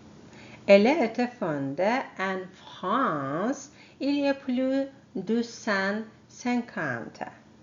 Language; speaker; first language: French; non-native, learner; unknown